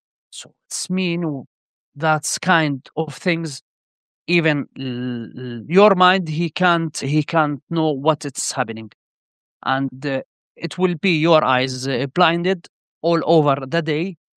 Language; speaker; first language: English; non-native, learner; Arabic